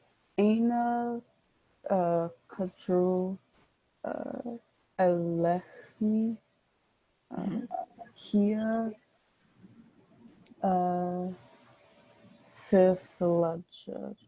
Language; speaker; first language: Arabic; non-native, learner; English